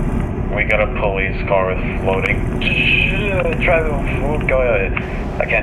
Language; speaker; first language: English; native; English